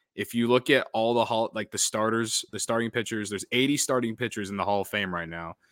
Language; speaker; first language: English; native; English